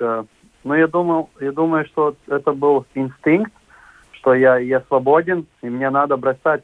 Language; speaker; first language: Russian; non-native, local second language; Latvian